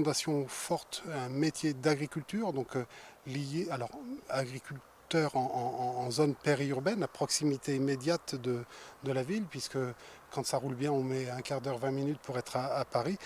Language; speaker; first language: French; native; French